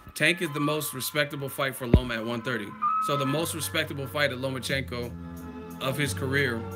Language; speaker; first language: English; native; English